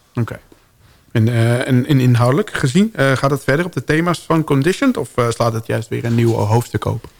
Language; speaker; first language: Dutch; native; Dutch